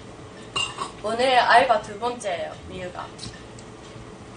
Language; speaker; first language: Korean; non-native, fluent; Japanese